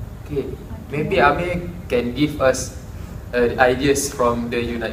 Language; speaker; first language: English; non-native, local second language; Malay